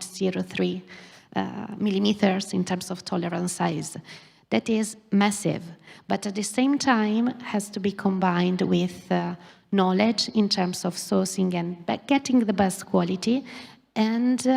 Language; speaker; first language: English; non-native, fluent; Italian